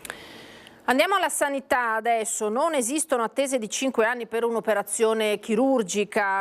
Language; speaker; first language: Italian; native; Italian